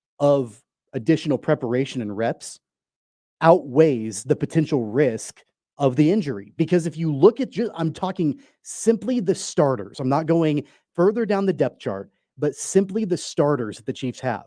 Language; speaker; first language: English; native; English